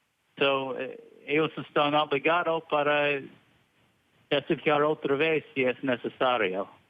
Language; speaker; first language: Spanish; early bilingual, heritage; Spanish